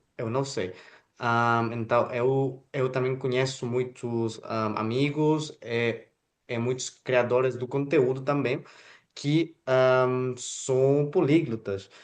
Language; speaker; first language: Portuguese; non-native, fluent; Spanish